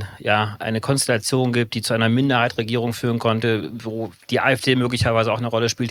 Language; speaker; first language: German; native; German